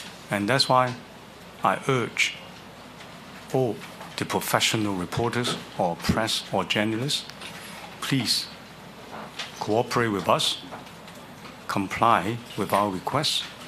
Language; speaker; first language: English; non-native, local second language; Cantonese